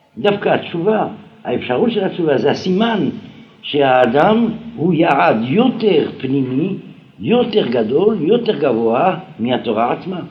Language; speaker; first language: Hebrew; non-native, fluent; French